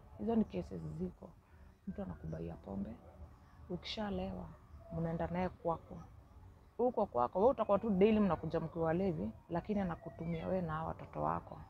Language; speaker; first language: Swahili; native; Swahili